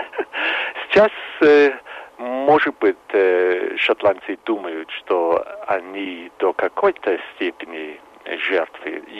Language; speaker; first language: Russian; non-native, fluent; English